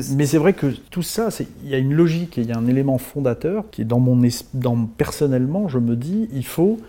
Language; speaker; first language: French; native; French